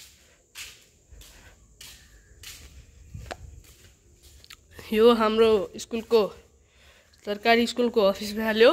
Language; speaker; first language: Nepali; non-native, local second language; Maithili